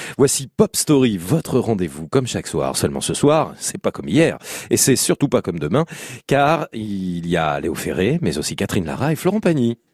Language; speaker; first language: French; native; French